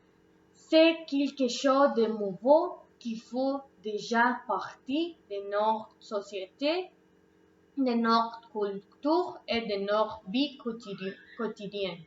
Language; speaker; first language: French; non-native, learner; Spanish